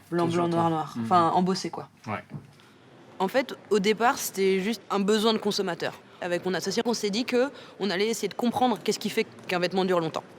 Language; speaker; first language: French; native; French